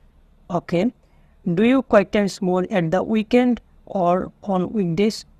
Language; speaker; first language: English; non-native, learner; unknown